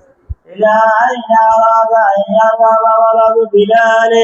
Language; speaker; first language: Arabic; non-native, fluent; Bangla